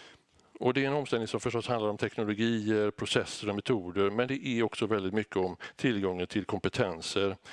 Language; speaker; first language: Swedish; native; Swedish